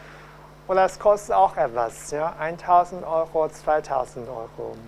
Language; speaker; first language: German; non-native, fluent; Cantonese